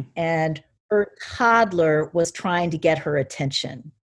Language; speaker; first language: English; native; English